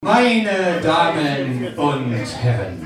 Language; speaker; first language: German; native; German